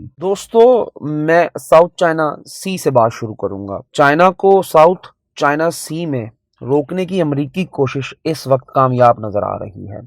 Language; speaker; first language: Urdu; native; Urdu